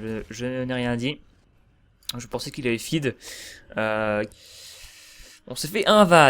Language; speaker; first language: French; native; French